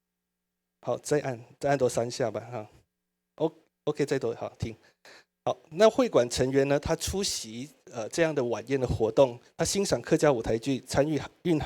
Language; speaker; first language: Chinese; native; Chinese